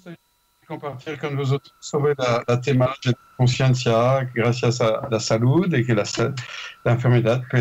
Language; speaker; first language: Spanish; non-native, fluent; French